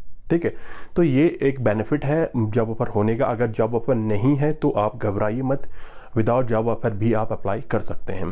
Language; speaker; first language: Hindi; native; Hindi